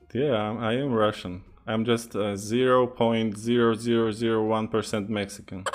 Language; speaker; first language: English; non-native, fluent; Russian